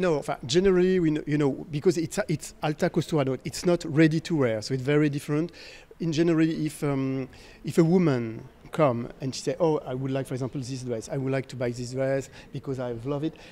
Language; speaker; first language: English; non-native, fluent; French